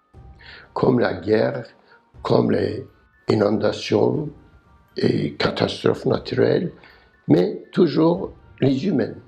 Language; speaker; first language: French; non-native, learner; Turkish